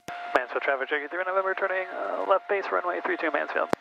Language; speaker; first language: English; native; English